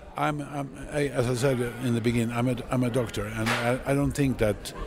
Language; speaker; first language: English; non-native, fluent; Swedish